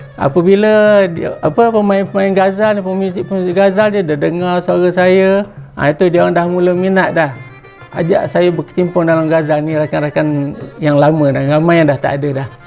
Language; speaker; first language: Malay; native; Malay